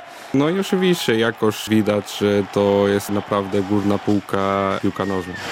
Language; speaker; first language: Polish; non-native, fluent; Portuguese